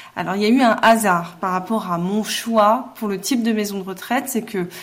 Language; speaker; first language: French; native; French